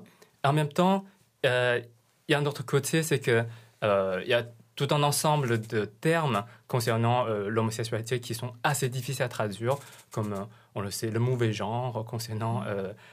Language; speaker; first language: French; non-native, fluent; Chinese